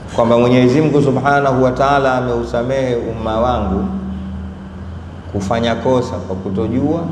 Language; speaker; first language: Swahili; native; Swahili